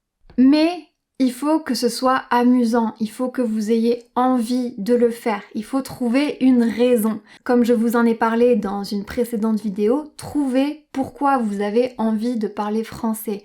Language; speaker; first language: French; native; French